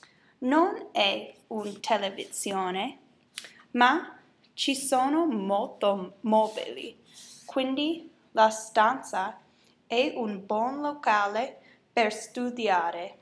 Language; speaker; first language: Italian; non-native, learner; English